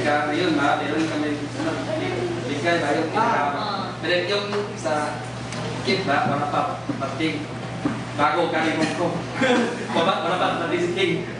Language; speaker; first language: Filipino; non-native, learner; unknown